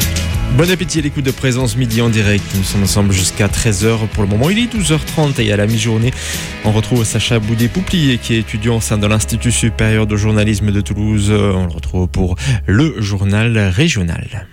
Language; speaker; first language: French; native; French